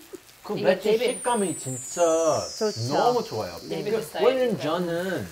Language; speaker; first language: Korean; non-native, learner; English